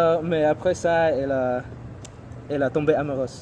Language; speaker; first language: French; non-native, learner; English